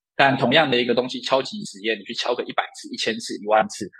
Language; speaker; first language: Chinese; native; Chinese